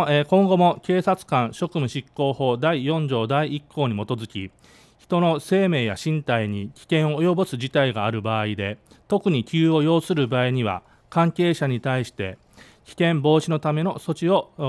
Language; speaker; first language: Japanese; native; Japanese